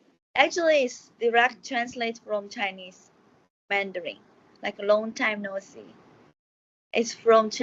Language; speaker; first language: English; non-native, learner; Chinese